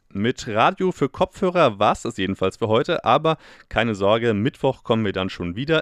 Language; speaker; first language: German; native; German